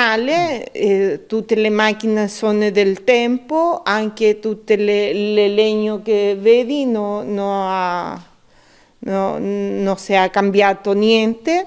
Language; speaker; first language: Italian; early bilingual, heritage; Spanish